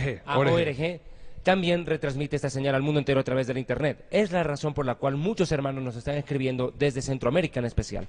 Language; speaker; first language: Spanish; native; Spanish